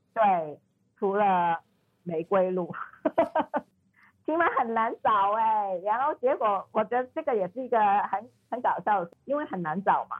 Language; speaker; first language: Chinese; non-native, fluent; Cantonese